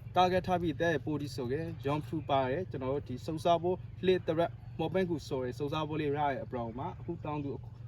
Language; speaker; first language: Burmese; native; Burmese